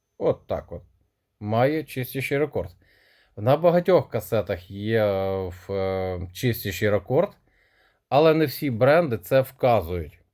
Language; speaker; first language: Ukrainian; non-native, local second language; Russian